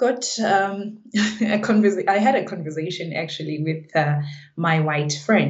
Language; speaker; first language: English; non-native, local second language; Zulu